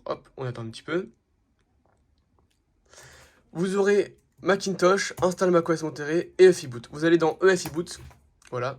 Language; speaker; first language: French; native; French